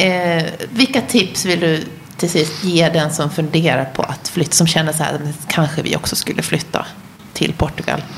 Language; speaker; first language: Swedish; native; Swedish